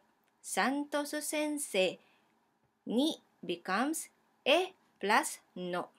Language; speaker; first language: Japanese; non-native, fluent; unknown